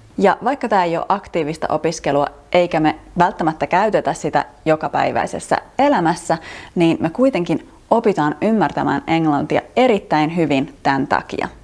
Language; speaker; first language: Finnish; native; Finnish